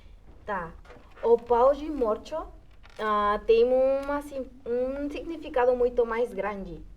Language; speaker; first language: Portuguese; non-native, fluent; Spanish